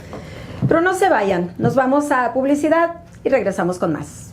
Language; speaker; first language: Spanish; native; Spanish